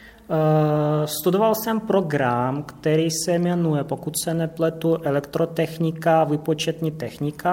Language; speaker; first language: Czech; non-native, fluent; Russian